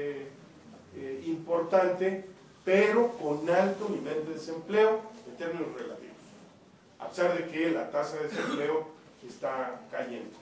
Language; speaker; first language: Spanish; native; Spanish